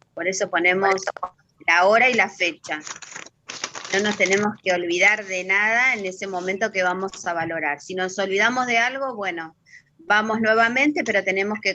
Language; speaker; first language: Spanish; native; Spanish